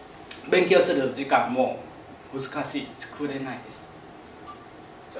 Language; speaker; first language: Japanese; non-native, fluent; Vietnamese